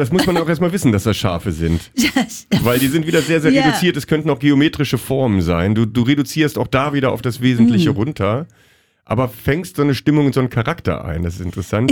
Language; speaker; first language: German; native; German